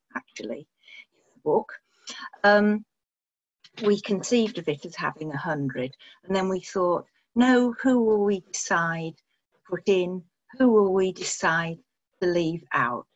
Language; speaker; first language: English; native; English